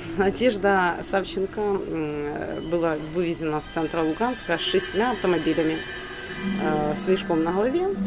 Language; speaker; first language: Russian; non-native, local second language; Ukrainian